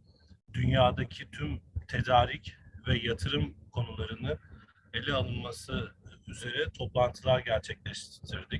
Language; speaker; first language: Turkish; native; Turkish